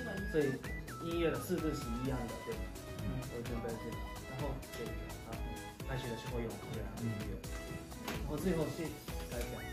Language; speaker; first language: Chinese; non-native, learner; Japanese